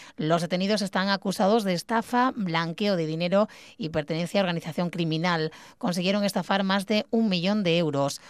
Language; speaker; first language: Spanish; native; Spanish